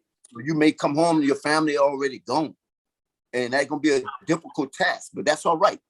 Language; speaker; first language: English; native; English